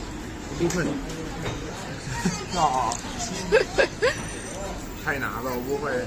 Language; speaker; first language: Chinese; non-native, fluent; Italian